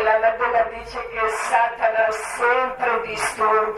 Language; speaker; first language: Italian; non-native, learner; Croatian